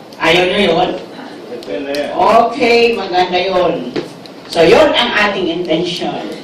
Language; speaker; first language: Filipino; non-native, local second language; Waray